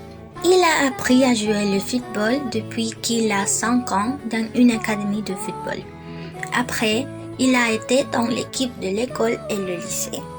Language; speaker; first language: French; non-native, learner; Spanish